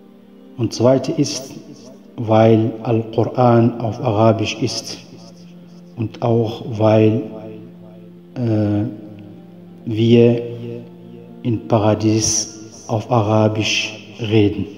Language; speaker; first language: German; non-native, fluent; Arabic